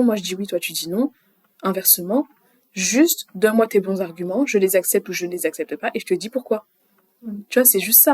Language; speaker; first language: French; native; French